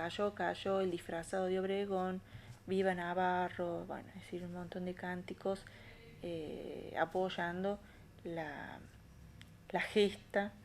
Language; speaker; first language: Spanish; native; Spanish